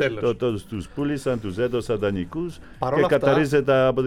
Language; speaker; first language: Greek; non-native, fluent; Polish